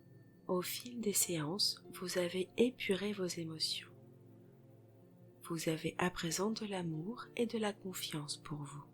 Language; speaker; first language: French; native; French